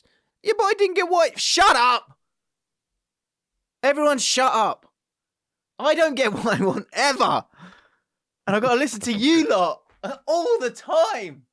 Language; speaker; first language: English; native; English